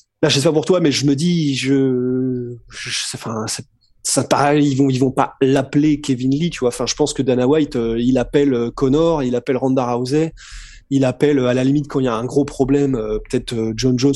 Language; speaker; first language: French; native; French